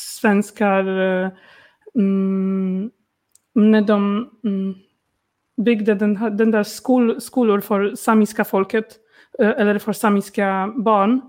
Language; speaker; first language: Swedish; non-native, learner; Polish